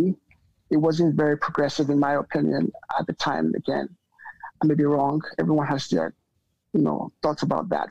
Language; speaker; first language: English; non-native, local second language; Akan